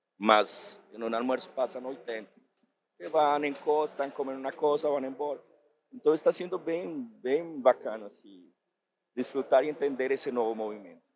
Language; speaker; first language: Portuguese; non-native, fluent; Spanish